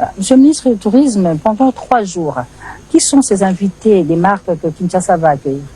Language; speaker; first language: French; non-native, local second language; Lingala